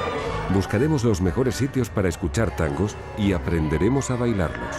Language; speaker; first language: Spanish; native; Spanish